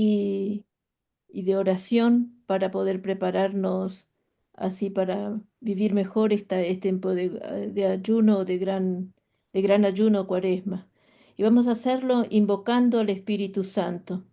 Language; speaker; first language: Spanish; native; Spanish